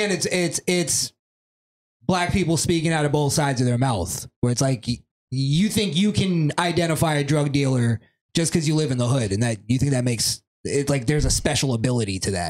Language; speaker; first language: English; native; English